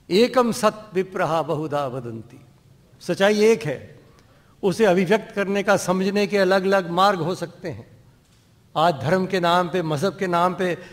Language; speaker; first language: Hindi; non-native, local second language; Dogri